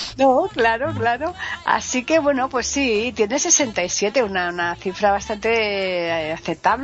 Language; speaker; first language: Spanish; native; Spanish